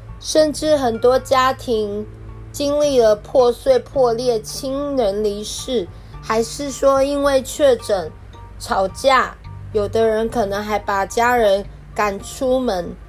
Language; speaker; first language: Chinese; native; Chinese